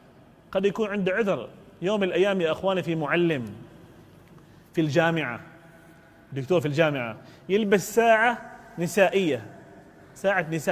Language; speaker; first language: Arabic; native; Arabic